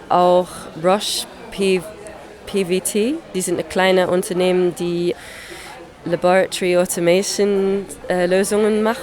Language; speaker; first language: German; non-native, fluent; English